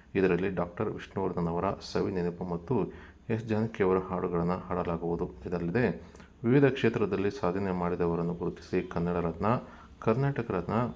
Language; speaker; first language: Kannada; native; Kannada